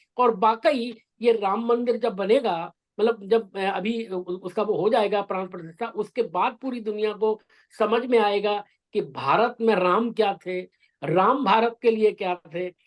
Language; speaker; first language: Hindi; native; Hindi